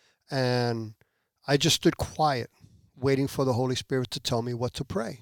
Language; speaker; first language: English; early bilingual, other home language; Spanish